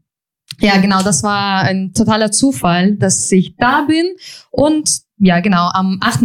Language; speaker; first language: German; non-native, fluent; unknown